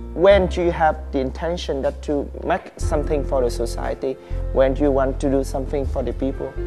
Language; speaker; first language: English; non-native, fluent; Vietnamese